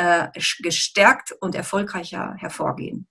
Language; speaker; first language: German; native; German